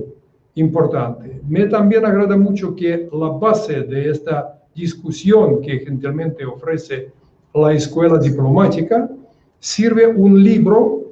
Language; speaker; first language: Spanish; non-native, fluent; Russian